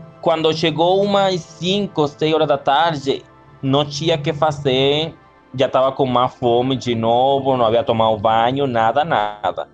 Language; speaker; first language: Portuguese; non-native, learner; Spanish